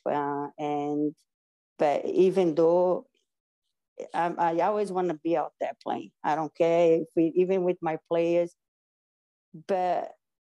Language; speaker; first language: English; non-native, fluent; Portuguese